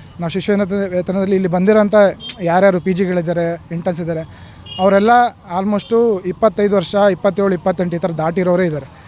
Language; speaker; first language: Kannada; native; Kannada